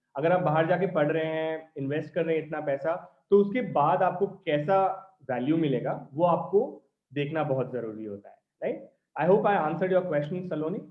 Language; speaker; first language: Hindi; non-native, local second language; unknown